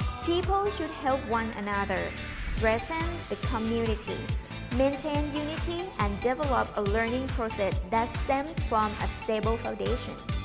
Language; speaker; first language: English; non-native, fluent; Thai